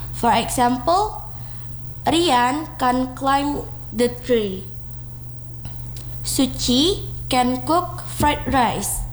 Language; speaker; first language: English; non-native, learner; Indonesian